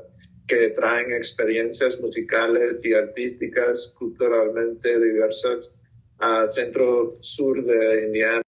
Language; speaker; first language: Spanish; early bilingual, heritage; Spanish